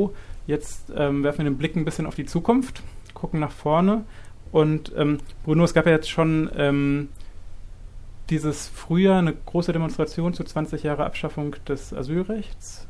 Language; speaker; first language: German; native; German